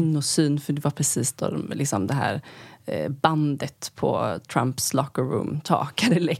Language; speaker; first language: Swedish; native; Swedish